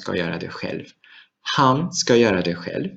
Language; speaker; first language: Swedish; non-native, fluent; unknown